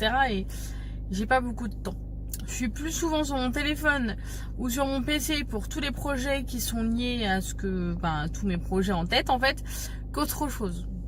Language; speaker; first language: French; native; French